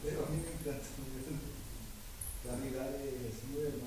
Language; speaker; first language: Spanish; non-native, learner; Portuguese